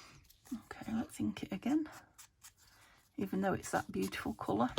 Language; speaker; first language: English; native; English